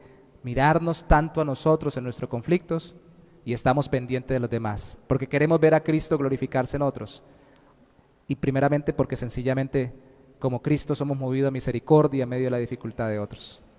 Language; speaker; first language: Spanish; native; Spanish